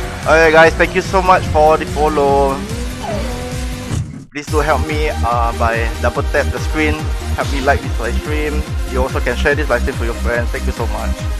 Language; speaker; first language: English; non-native, local second language; Malay